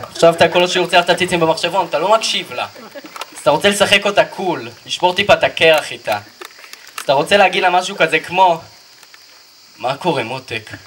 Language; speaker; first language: Hebrew; native; Hebrew